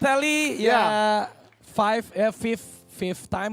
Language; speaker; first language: English; non-native, learner; Indonesian